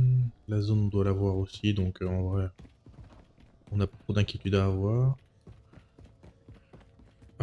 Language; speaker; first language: French; native; French